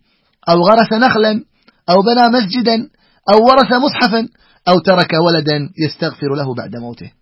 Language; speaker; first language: Arabic; native; Arabic